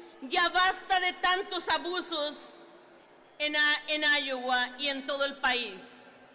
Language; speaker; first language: Spanish; native; Spanish